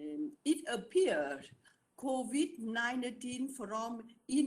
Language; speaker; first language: English; non-native, learner; Vietnamese